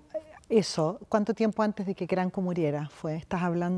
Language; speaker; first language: Spanish; native; Spanish